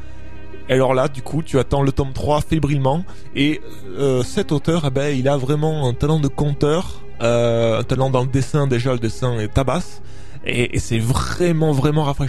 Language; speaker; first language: French; native; French